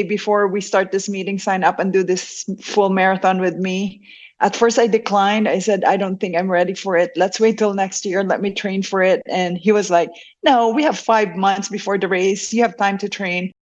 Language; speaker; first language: English; non-native, local second language; Hiligaynon